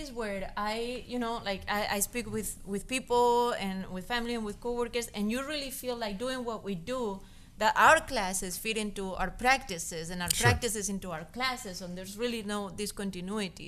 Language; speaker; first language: English; non-native, fluent; Spanish